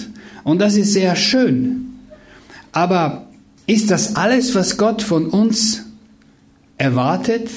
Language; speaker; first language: German; non-native, fluent; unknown